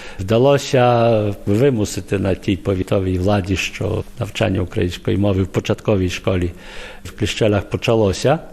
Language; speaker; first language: Ukrainian; early bilingual, heritage; Ukrainian